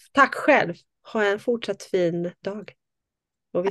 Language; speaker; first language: Swedish; non-native, fluent; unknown